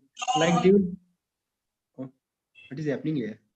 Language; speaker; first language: English; non-native, local second language; Nepali